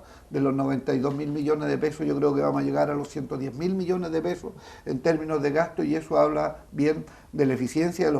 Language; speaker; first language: Spanish; native; Spanish